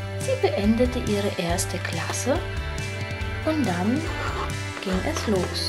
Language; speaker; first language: German; early bilingual, other home language; Russian